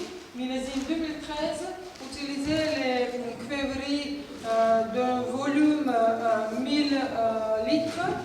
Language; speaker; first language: French; non-native, fluent; Georgian